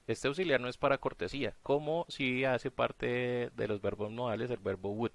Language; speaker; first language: Spanish; native; Spanish